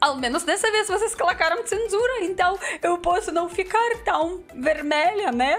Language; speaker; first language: Portuguese; non-native, learner; Russian